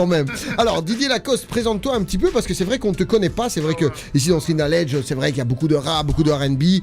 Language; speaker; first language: French; native; French